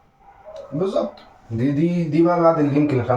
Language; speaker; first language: Arabic; native; Arabic